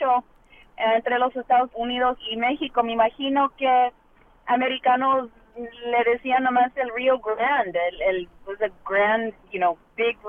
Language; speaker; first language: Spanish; early bilingual, heritage; English